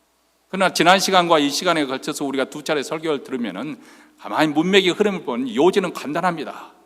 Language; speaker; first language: Korean; native; Korean